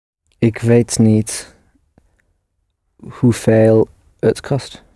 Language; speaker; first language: Dutch; non-native, learner; English